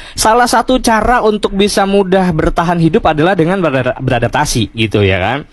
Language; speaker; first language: Indonesian; native; Indonesian